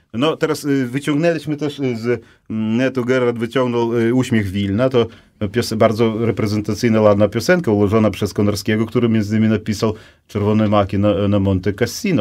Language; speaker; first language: Polish; native; Polish